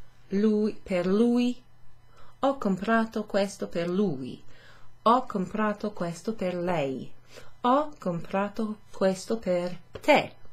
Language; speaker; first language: Italian; non-native, fluent; English